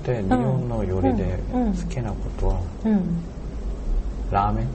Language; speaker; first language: Japanese; non-native, learner; Korean